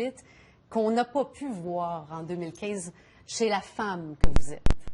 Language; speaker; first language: French; native; French